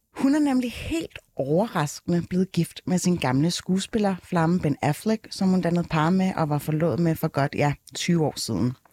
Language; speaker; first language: Danish; early bilingual, other home language; Arabic